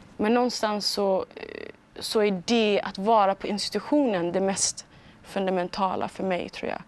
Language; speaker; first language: Swedish; early bilingual, other home language; Somali